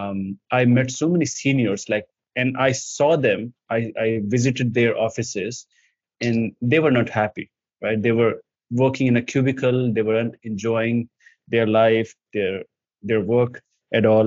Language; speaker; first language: English; non-native, local second language; Hindi